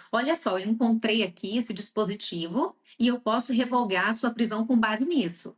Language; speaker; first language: Portuguese; native; Portuguese